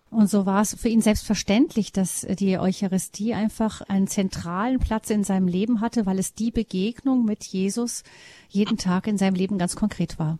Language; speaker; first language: German; native; German